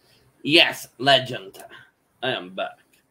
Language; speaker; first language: English; native; English